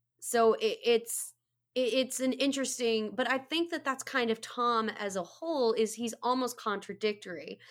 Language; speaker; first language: English; native; English